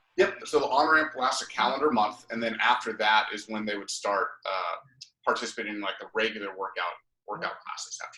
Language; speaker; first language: English; native; English